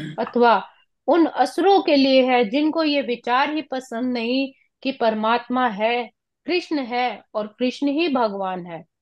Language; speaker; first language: Hindi; non-native, local second language; Punjabi